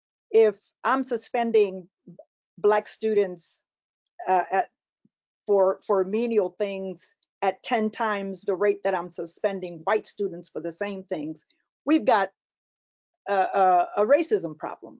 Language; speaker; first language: English; early bilingual, other home language; Spanish